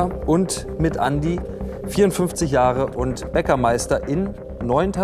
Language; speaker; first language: German; native; German